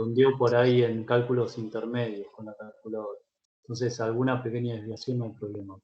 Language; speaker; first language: Spanish; native; Spanish